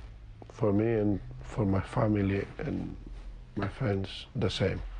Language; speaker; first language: English; non-native, learner; Romanian